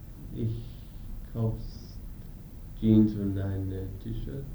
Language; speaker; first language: German; non-native, learner; English